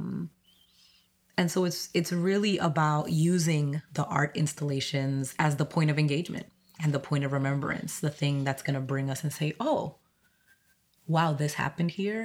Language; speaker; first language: English; non-native, fluent; Spanish